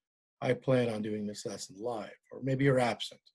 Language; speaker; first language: English; native; English